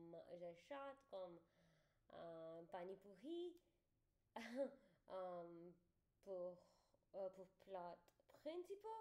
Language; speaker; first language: French; non-native, learner; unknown